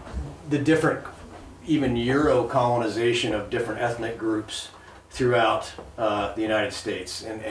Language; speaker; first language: English; native; English